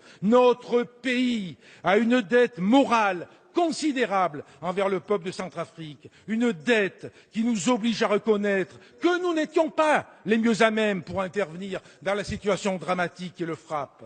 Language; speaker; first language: French; native; French